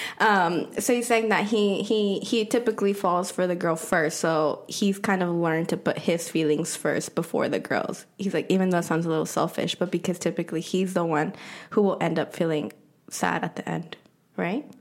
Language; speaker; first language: English; early bilingual, other home language; Spanish